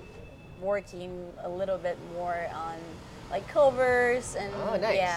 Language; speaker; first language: English; non-native, fluent; Spanish